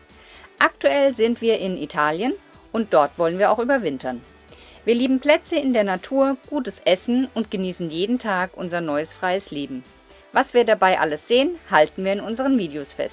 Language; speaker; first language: German; native; German